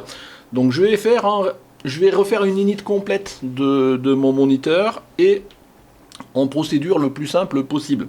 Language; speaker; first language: French; native; French